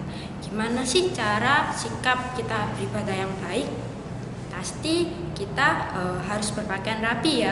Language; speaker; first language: Indonesian; native; Indonesian